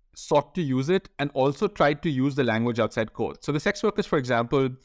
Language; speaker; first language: English; non-native, local second language; Hindi